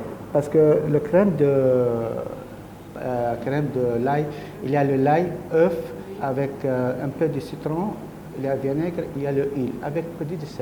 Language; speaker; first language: French; non-native, learner; Arabic